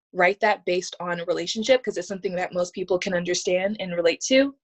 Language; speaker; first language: English; native; English